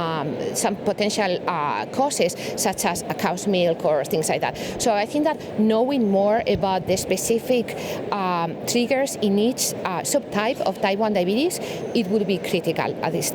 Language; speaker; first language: English; non-native, fluent; Spanish